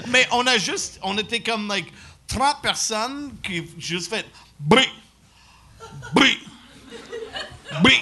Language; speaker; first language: French; non-native, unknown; English